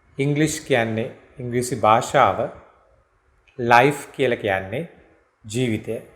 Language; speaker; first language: Sinhala; native; Sinhala